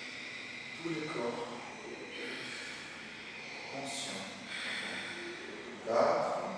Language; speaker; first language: French; non-native, fluent; Portuguese